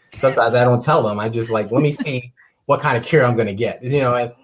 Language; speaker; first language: English; native; English